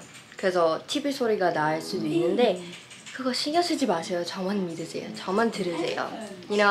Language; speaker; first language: Korean; non-native, fluent; English